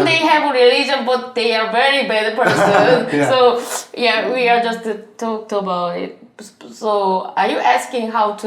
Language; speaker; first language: English; non-native, learner; Korean